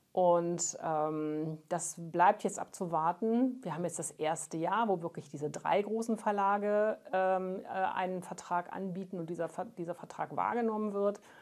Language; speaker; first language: German; native; German